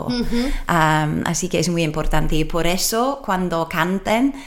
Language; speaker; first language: Spanish; non-native, learner; English